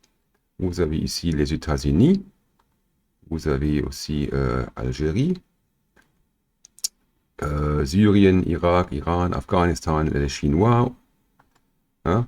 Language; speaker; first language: French; non-native, learner; German